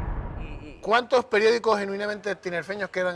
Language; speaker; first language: Spanish; native; Spanish